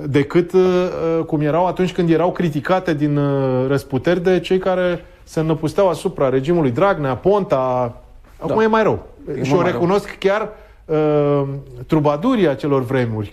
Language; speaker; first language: Romanian; native; Romanian